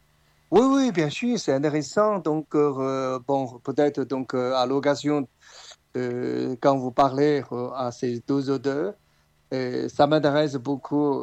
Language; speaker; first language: French; non-native, fluent; Chinese